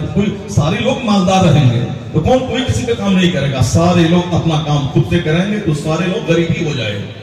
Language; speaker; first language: Urdu; native; Urdu